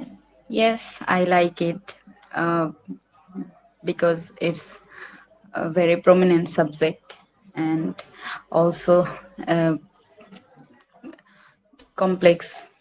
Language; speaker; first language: English; non-native, learner; Bangla